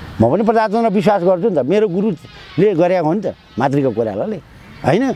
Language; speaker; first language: Nepali; native; Nepali